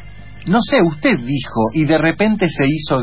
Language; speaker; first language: Spanish; native; Spanish